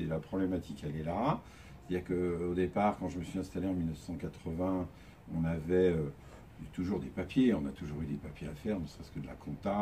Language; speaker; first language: French; native; French